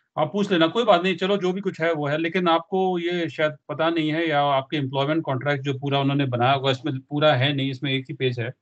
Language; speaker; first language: Hindi; non-native, local second language; Punjabi